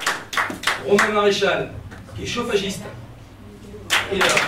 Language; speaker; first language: French; native; French